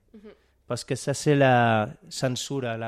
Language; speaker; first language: French; non-native, learner; Catalan